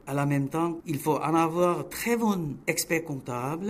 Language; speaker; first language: French; non-native, fluent; Korean